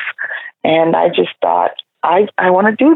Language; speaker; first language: English; non-native, local second language; Igbo